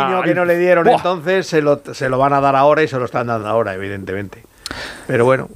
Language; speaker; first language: Spanish; native; Spanish